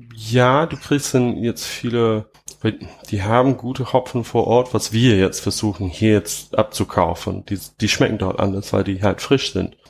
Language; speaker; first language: German; non-native, fluent; English